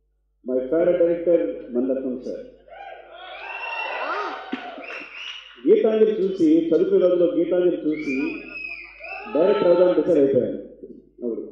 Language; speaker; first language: Tamil; non-native, learner; Telugu